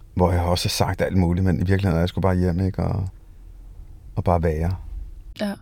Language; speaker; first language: Danish; early bilingual, other home language; Hindi